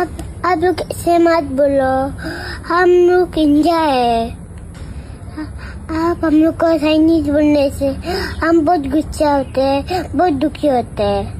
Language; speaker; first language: Hindi; non-native, local second language; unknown